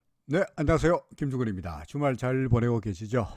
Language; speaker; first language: Korean; native; Korean